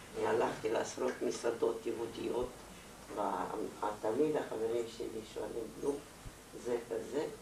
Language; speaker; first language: Hebrew; non-native, fluent; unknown